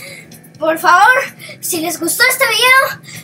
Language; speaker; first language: Spanish; early bilingual, heritage; Spanish